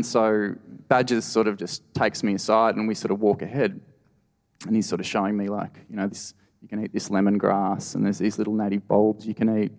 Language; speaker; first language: English; native; English